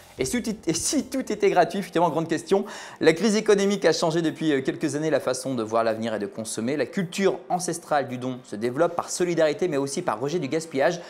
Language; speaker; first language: French; native; French